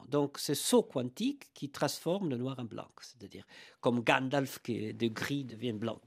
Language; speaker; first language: French; non-native, fluent; Italian